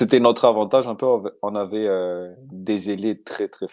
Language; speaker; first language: French; non-native, local second language; Malagasy